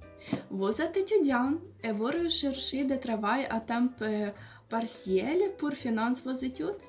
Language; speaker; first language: French; non-native, learner; Ukrainian